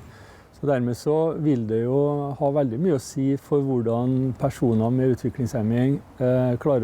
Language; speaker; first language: Norwegian; native; Norwegian